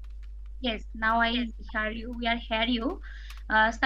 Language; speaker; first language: English; non-native, learner; Bangla